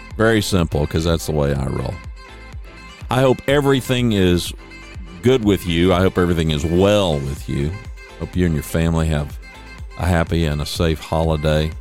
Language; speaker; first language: English; native; English